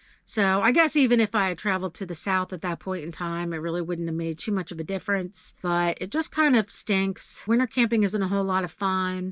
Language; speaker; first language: English; native; English